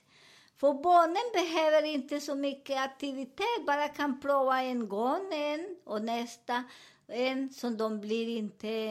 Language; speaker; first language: Swedish; non-native, fluent; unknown